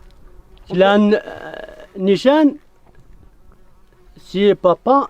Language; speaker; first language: French; non-native, learner; Arabic